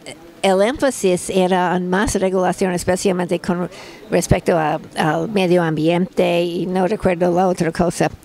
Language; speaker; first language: Spanish; non-native, fluent; English